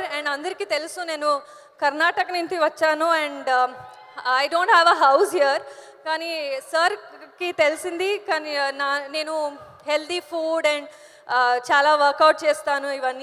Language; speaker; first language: Telugu; non-native, learner; Kannada